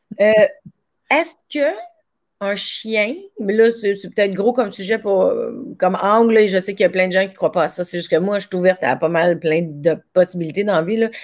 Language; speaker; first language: French; native; French